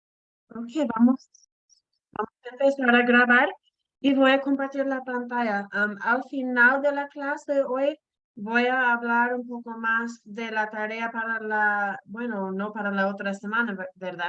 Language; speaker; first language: Spanish; non-native, fluent; English